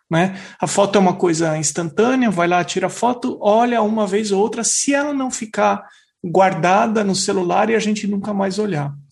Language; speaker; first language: Portuguese; native; Portuguese